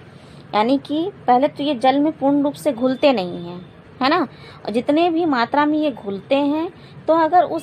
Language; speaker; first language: Hindi; native; Hindi